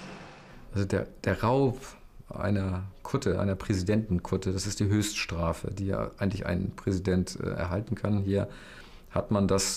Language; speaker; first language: German; native; German